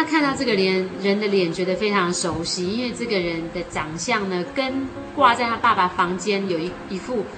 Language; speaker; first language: Chinese; native; Chinese